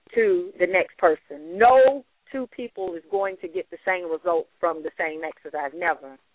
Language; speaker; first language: English; native; English